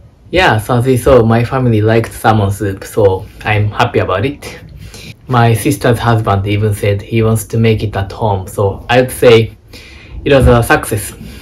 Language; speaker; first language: English; non-native, fluent; Japanese